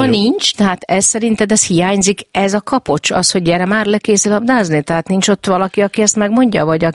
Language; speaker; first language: Hungarian; native; Hungarian